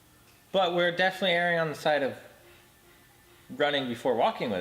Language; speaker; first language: English; native; English